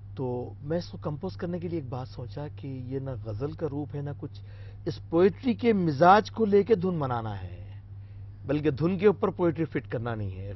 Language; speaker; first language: Urdu; native; Urdu